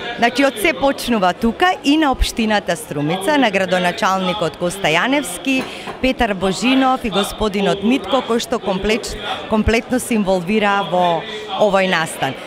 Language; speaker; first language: Macedonian; native; Macedonian